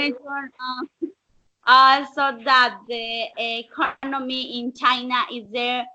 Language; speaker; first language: English; non-native, learner; Spanish